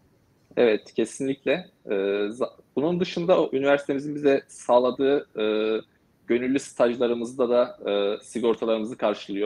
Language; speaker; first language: Turkish; native; Turkish